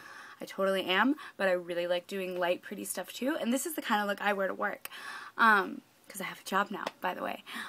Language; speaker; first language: English; native; English